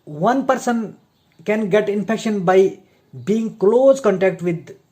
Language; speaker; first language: English; non-native, local second language; Hindi